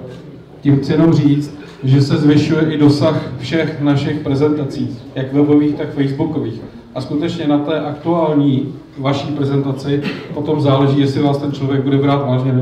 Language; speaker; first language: Czech; native; Czech